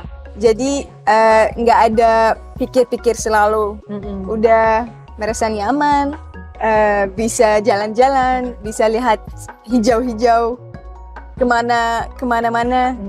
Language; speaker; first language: Indonesian; non-native, learner; Arabic